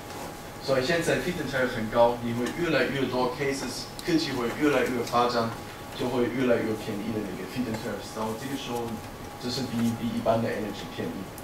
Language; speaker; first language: Chinese; non-native, fluent; German